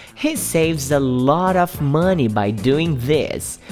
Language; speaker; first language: English; non-native, fluent; Portuguese